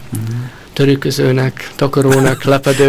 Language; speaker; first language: Hungarian; early bilingual, heritage; Hungarian